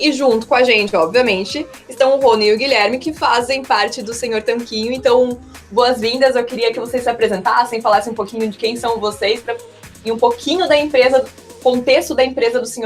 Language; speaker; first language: Portuguese; native; Portuguese